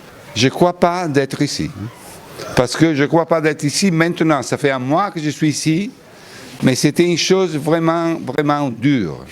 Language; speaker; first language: French; non-native, fluent; Italian